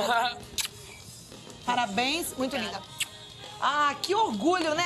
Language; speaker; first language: Portuguese; native; Portuguese